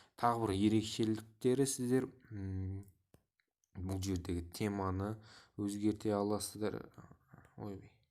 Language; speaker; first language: Kazakh; non-native, local second language; Russian